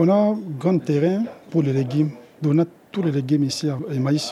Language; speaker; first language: French; non-native, local second language; Lingala